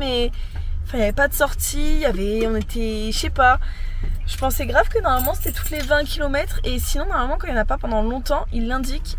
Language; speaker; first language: French; native; French